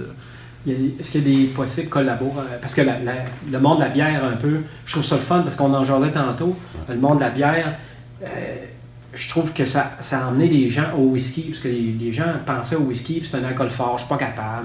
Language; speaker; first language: French; native; French